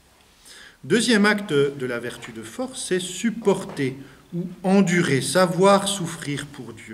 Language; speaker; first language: French; native; French